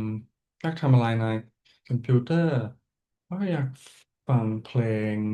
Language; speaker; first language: Thai; non-native, fluent; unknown